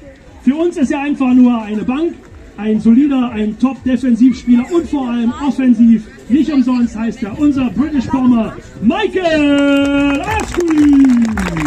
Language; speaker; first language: German; native; German